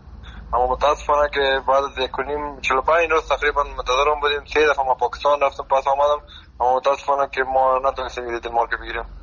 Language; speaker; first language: Persian; native; Persian